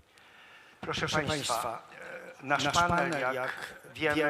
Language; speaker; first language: Polish; native; Polish